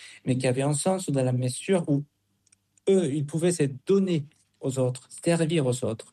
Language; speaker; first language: French; non-native, fluent; Spanish